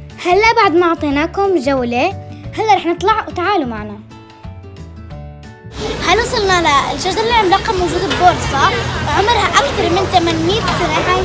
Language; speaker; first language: Arabic; native; Arabic